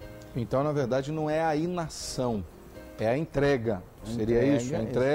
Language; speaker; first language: Portuguese; native; Portuguese